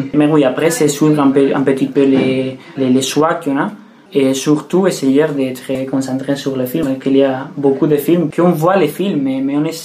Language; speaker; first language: French; non-native, fluent; Spanish